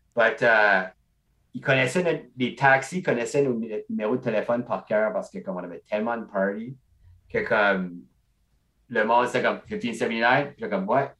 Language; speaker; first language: French; non-native, local second language; English